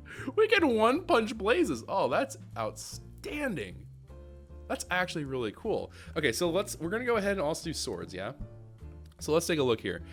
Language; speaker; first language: English; native; English